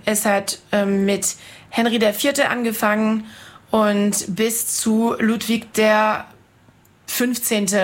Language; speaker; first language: German; non-native, fluent; French